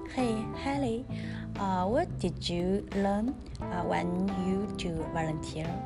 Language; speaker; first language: English; non-native, learner; Chinese